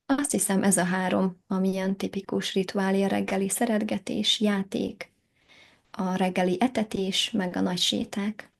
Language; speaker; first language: Hungarian; native; Hungarian